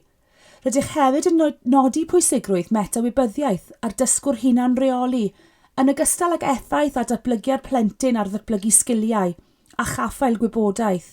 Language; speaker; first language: Welsh; native; Welsh